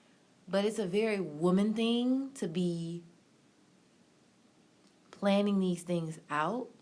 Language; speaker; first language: English; native; English